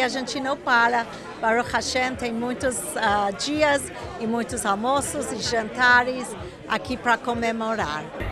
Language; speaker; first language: Portuguese; non-native, fluent; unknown